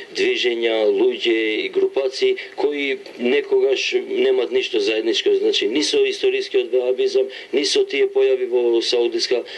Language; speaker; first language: Macedonian; non-native, local second language; Albanian